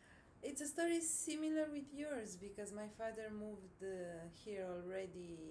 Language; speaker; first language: English; non-native, fluent; Romanian